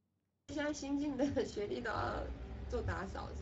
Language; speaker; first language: Chinese; native; Chinese